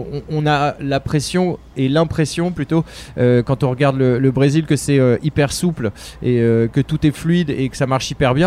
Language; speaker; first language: French; native; French